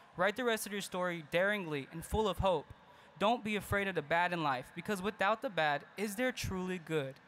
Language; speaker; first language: English; early bilingual, other home language; Spanish